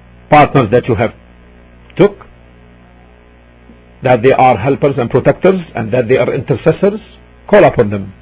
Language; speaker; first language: English; non-native, fluent; Arabic